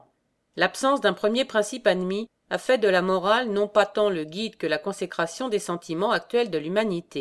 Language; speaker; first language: French; native; French